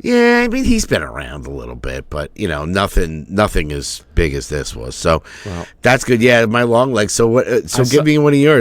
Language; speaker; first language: English; native; English